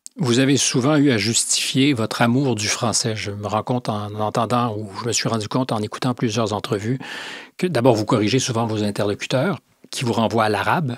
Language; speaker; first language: French; native; French